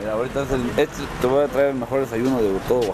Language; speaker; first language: Spanish; native; Spanish